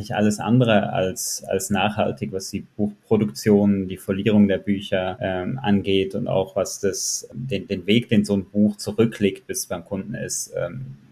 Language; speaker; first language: German; native; German